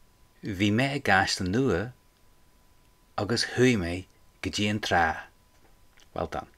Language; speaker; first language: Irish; non-native, local second language; English